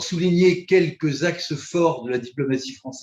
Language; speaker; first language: French; native; French